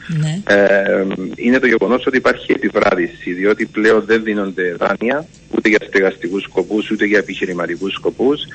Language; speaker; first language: Greek; native; Greek